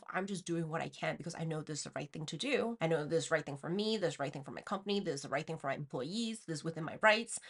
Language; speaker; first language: English; non-native, fluent; Chinese